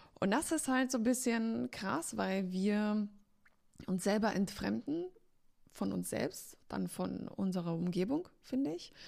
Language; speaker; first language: German; early bilingual, heritage; Polish